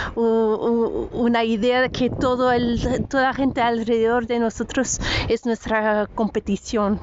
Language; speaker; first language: Spanish; non-native, fluent; French